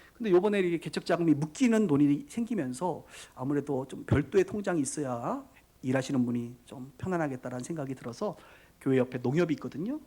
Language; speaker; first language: Korean; native; Korean